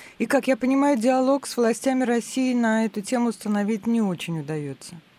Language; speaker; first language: Russian; native; Russian